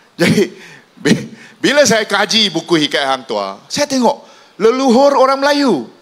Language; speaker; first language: Malay; non-native, local second language; Min Nan Chinese